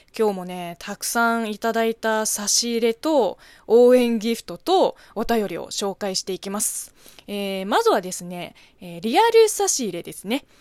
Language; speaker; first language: Japanese; non-native, fluent; Chinese